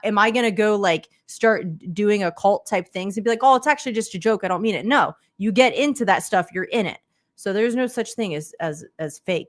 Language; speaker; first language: English; native; English